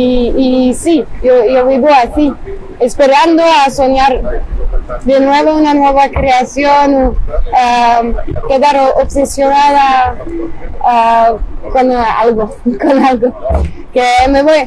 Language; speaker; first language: Spanish; non-native, fluent; French